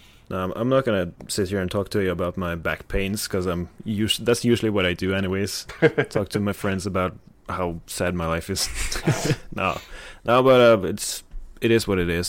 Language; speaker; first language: English; non-native, fluent; Norwegian